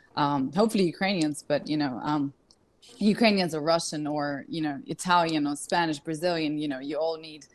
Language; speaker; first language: English; non-native, fluent; Russian